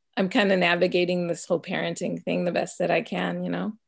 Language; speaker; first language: English; early bilingual, other home language; Spanish